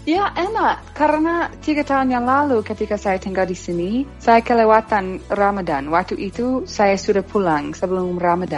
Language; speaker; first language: Indonesian; non-native, fluent; English